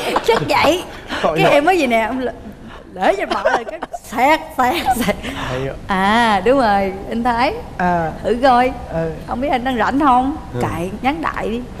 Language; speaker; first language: Vietnamese; native; Vietnamese